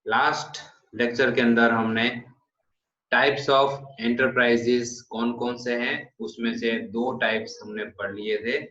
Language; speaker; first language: Hindi; non-native, local second language; Gujarati